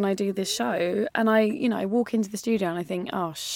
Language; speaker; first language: English; native; English